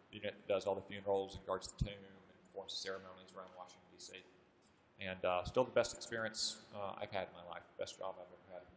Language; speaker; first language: English; native; English